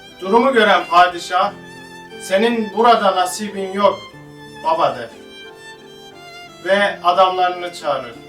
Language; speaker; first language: Turkish; native; Turkish